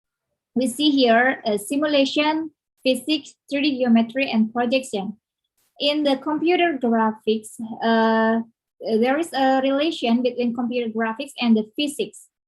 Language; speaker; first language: English; non-native, fluent; Indonesian